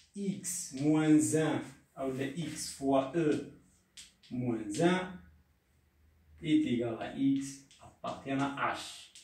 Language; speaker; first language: French; non-native, local second language; Arabic